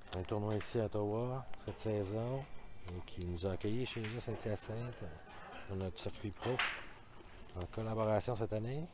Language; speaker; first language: French; native; French